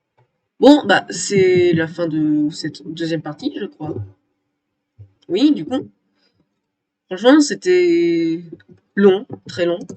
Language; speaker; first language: French; native; French